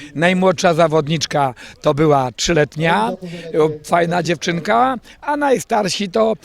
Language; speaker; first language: Polish; native; Polish